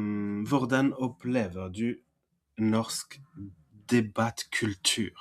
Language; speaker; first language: Norwegian; non-native, fluent; French